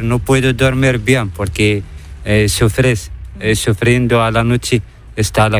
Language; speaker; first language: Spanish; non-native, learner; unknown